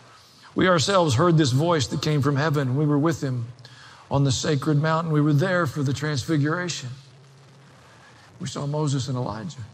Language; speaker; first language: English; native; English